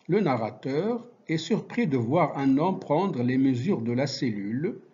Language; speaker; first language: French; non-native, local second language; Arabic